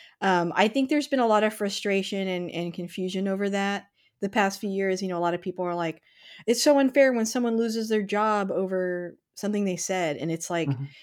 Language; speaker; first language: English; native; English